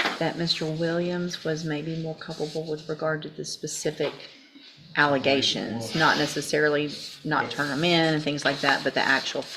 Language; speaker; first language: English; native; English